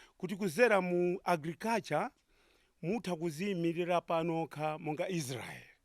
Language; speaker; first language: Nyanja; non-native, local second language; Tumbuka